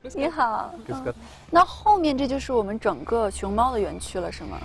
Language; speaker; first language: Chinese; native; Chinese